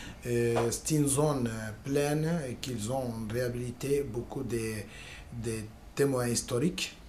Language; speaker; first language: French; non-native, learner; Spanish